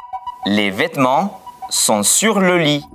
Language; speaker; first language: French; non-native, fluent; Spanish